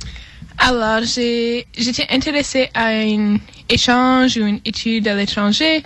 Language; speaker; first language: French; non-native, fluent; English